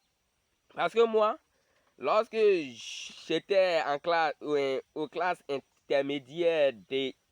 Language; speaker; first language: French; non-native, local second language; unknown